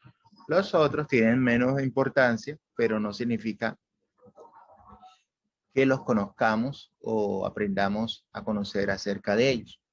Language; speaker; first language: Spanish; native; Spanish